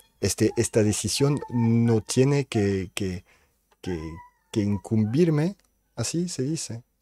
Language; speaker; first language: Spanish; non-native, fluent; French